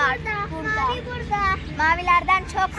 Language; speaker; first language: Turkish; early bilingual, heritage; Turkish